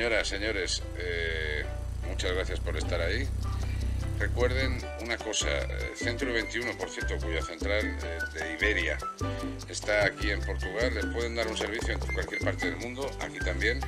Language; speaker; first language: Spanish; native; Spanish